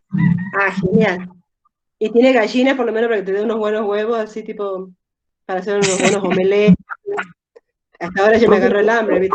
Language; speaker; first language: Spanish; native; Spanish